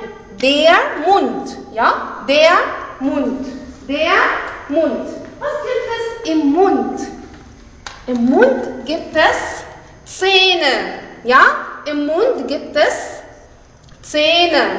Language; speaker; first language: German; non-native, fluent; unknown